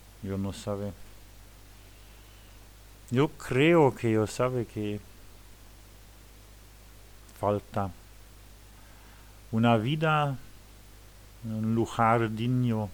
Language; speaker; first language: Spanish; non-native, fluent; Luxembourgish